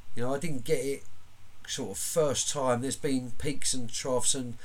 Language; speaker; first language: English; native; English